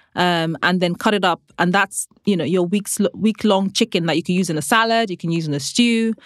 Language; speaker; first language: English; non-native, local second language; Igbo